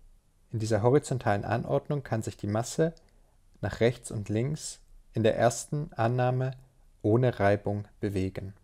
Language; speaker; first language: German; native; German